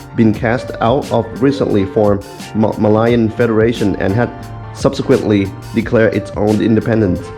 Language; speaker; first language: English; non-native, fluent; Thai